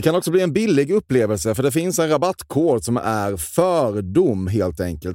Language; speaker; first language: Swedish; native; Swedish